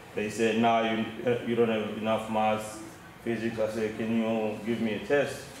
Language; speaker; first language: English; non-native, fluent; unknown